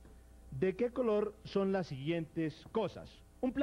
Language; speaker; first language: Spanish; native; Spanish